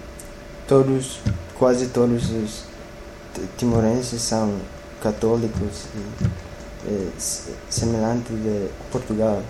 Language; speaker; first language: Portuguese; non-native, learner; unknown